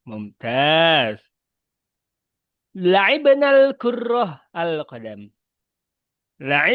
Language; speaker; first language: Arabic; non-native, fluent; Indonesian